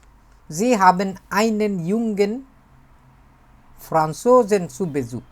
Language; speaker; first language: German; non-native, fluent; Bangla